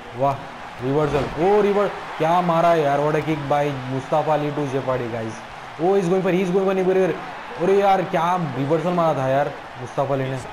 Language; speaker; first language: Hindi; native; Hindi